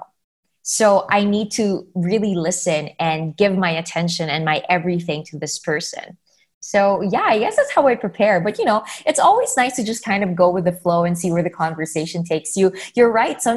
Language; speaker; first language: English; non-native, local second language; Filipino